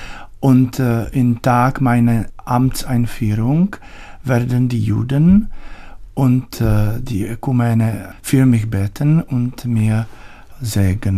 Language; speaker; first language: German; non-native, learner; Czech